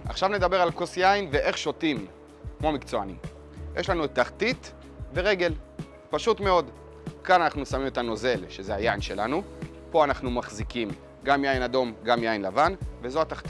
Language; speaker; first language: Hebrew; native; Hebrew